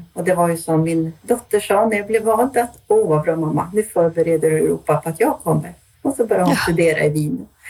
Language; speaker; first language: Swedish; native; Swedish